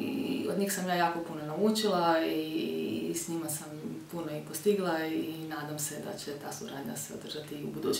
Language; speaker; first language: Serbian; early bilingual, heritage; Croatian